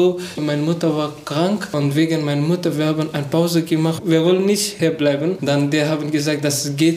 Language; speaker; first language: German; non-native, learner; Persian